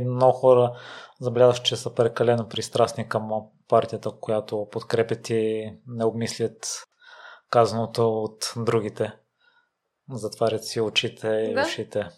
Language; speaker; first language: Bulgarian; native; Bulgarian